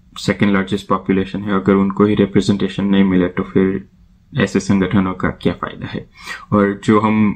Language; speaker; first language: Hindi; native; Hindi